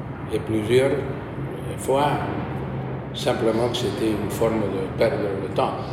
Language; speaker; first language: French; non-native, fluent; Spanish